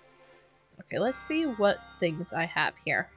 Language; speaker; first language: English; native; English